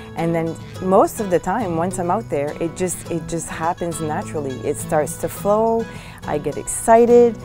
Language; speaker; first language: English; native; English